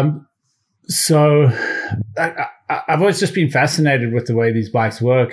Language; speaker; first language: English; native; English